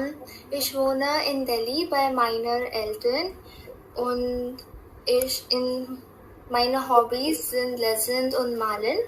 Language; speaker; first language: German; non-native, learner; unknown